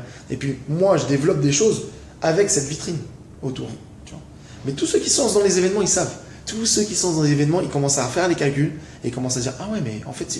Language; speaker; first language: French; native; French